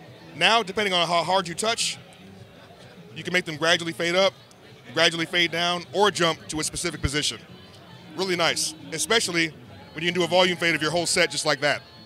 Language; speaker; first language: English; native; English